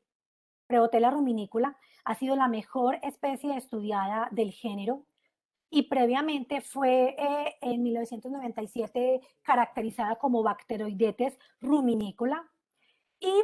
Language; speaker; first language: Spanish; native; Spanish